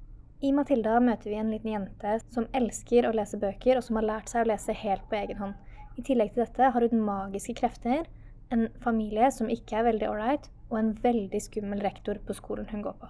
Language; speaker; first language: Norwegian; native; Norwegian